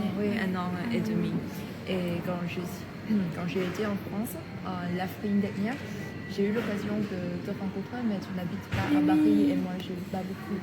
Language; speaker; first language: French; non-native, fluent; Vietnamese